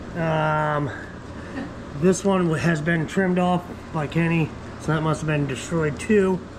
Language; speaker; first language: English; native; English